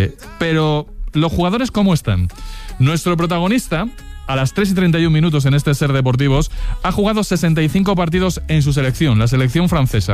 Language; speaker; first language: Spanish; native; Spanish